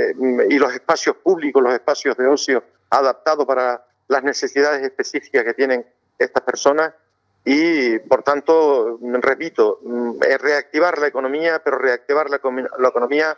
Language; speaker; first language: Spanish; native; Spanish